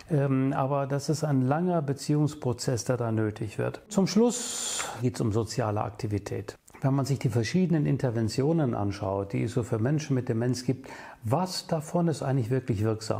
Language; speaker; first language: German; native; German